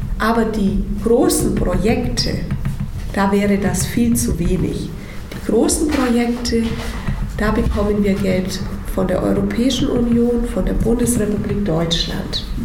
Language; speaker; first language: German; native; German